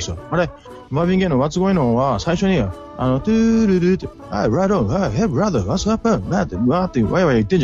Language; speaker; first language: Japanese; native; Japanese